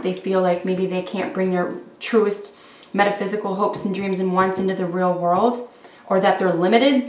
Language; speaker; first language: English; native; English